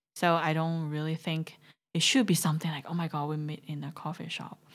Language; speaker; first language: English; non-native, fluent; Chinese